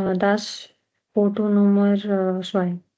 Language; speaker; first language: German; non-native, learner; Nepali